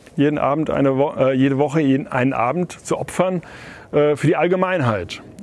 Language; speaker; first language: German; native; German